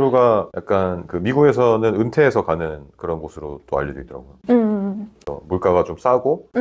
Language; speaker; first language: Korean; native; Korean